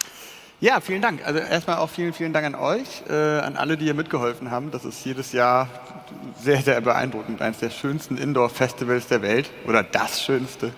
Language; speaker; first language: German; native; German